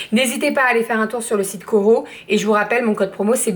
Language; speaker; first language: French; native; French